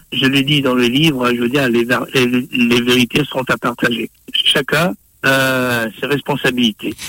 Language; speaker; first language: French; non-native, local second language; Morisyen